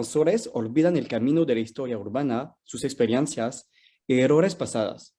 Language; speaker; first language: Spanish; non-native, fluent; French